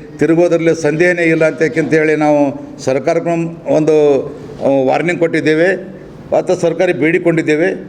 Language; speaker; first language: Kannada; native; Kannada